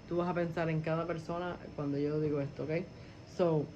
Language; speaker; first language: Spanish; early bilingual, heritage; Spanish